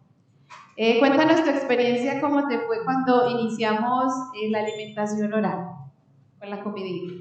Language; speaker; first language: Spanish; native; Spanish